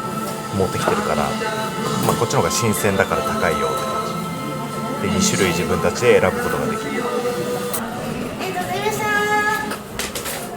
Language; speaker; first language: Japanese; native; Japanese